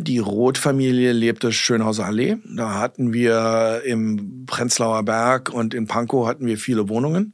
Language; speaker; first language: German; early bilingual, heritage; German